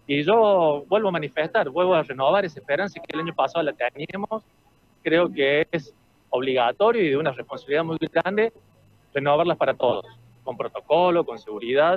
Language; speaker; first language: Spanish; native; Spanish